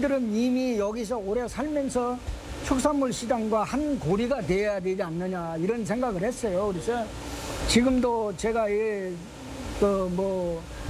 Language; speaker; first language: Korean; native; Korean